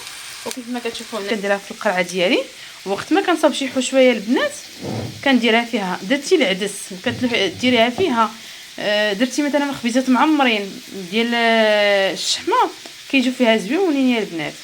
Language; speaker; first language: Arabic; native; Arabic